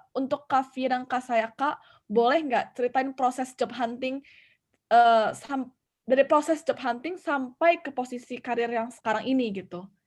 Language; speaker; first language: Indonesian; native; Indonesian